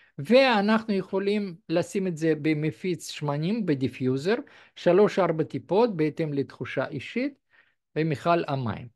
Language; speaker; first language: Hebrew; non-native, fluent; Russian